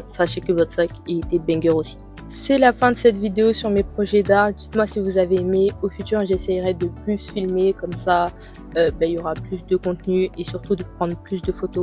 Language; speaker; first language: French; native; French